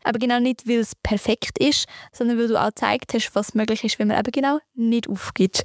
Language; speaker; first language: German; native; German